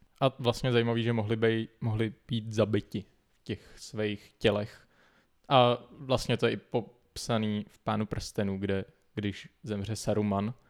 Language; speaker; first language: Czech; native; Czech